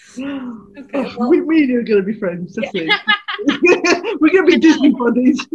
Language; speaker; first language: English; native; English